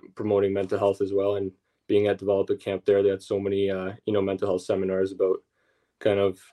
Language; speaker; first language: English; early bilingual, other home language; Russian